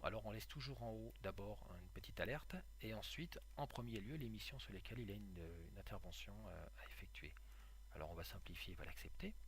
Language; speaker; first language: French; native; French